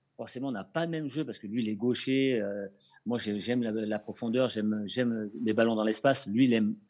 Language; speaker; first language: French; native; French